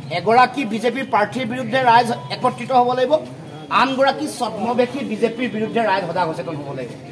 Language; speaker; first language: Assamese; native; Assamese